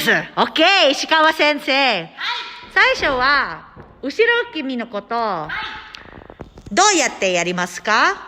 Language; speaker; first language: Japanese; non-native, learner; Filipino